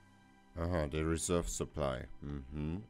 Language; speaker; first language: German; native; German